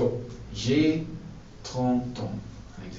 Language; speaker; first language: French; non-native, fluent; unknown